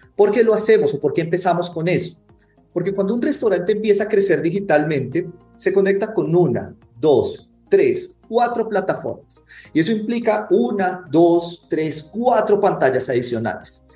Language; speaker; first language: Spanish; native; Spanish